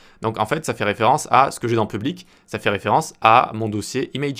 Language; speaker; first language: French; native; French